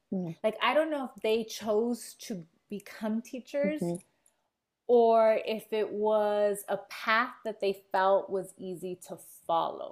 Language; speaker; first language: English; native; English